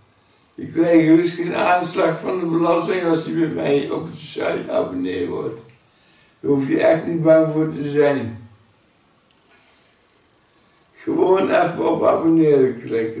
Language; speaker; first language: Dutch; native; Dutch